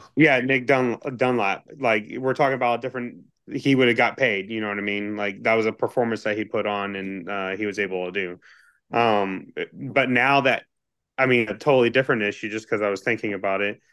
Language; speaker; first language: English; native; English